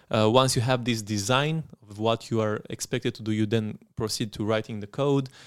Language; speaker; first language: English; non-native, fluent; Romanian